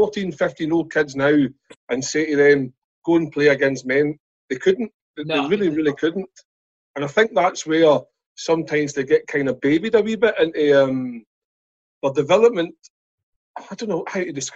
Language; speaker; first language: English; native; English